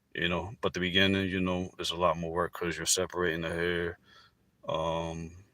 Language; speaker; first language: English; native; English